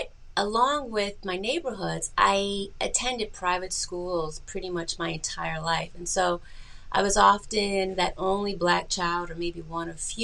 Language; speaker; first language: English; native; English